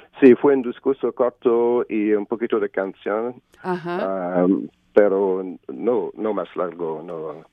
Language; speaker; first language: Spanish; non-native, learner; French